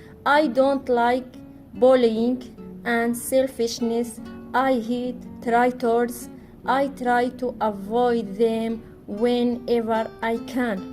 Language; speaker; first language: English; non-native, learner; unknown